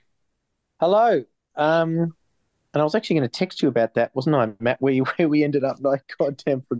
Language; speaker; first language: English; native; English